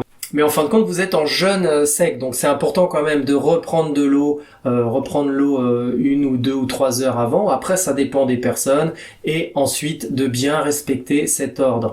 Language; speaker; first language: French; native; French